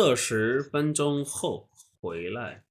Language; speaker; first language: Chinese; non-native, learner; Urdu